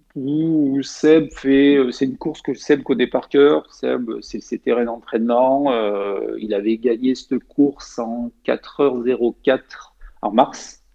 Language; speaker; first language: French; native; French